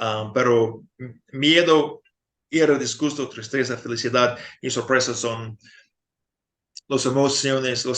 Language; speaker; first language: Spanish; non-native, fluent; English